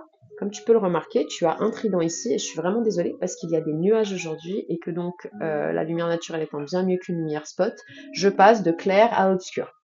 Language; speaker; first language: French; native; French